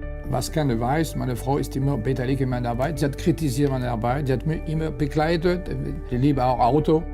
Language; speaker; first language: German; non-native, fluent; French